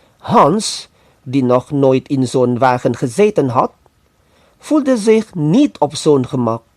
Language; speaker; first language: Dutch; non-native, fluent; Indonesian